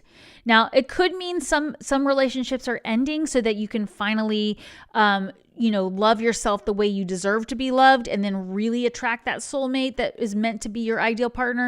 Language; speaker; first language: English; native; English